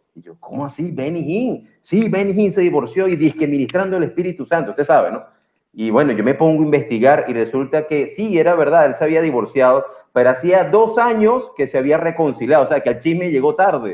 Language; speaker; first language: Spanish; native; Spanish